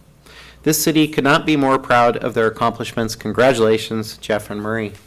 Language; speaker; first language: English; native; English